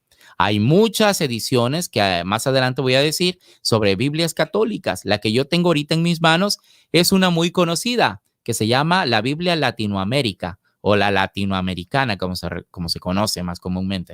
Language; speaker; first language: Spanish; native; Spanish